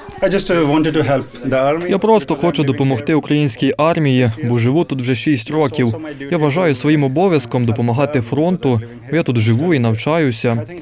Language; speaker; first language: Ukrainian; non-native, fluent; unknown